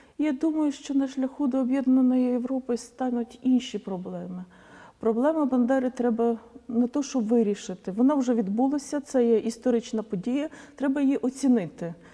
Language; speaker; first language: Ukrainian; non-native, local second language; Polish